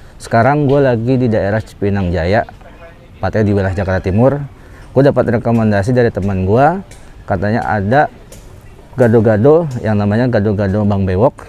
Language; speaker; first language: Indonesian; native; Indonesian